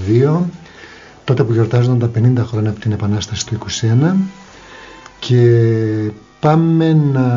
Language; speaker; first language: Greek; native; Greek